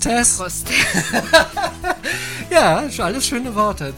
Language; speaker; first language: German; native; German